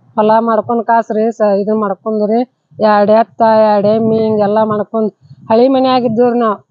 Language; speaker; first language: Kannada; native; Kannada